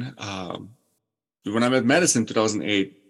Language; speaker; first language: English; non-native, fluent; Ukrainian